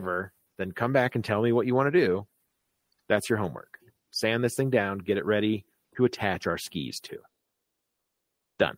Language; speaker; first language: English; native; English